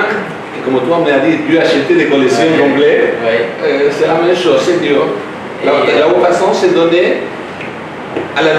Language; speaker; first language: French; non-native, learner; Spanish